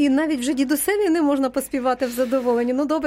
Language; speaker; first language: Ukrainian; native; Ukrainian